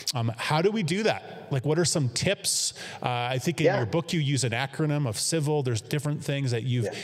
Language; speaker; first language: English; native; English